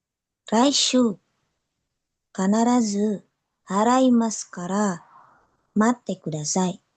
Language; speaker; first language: Japanese; non-native, learner; Indonesian